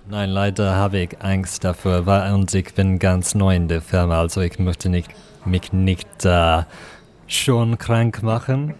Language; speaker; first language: German; non-native, fluent; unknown